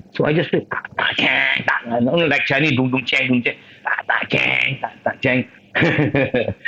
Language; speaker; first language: English; non-native, local second language; Malay